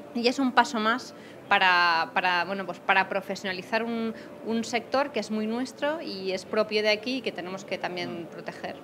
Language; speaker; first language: Spanish; native; Spanish